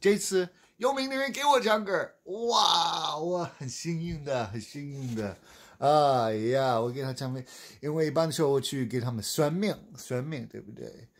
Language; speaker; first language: Chinese; non-native, fluent; English